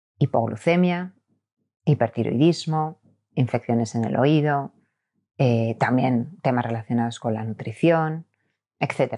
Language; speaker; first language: Spanish; native; Spanish